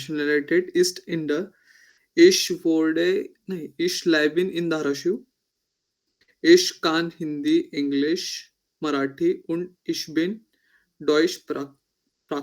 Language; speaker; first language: German; non-native, learner; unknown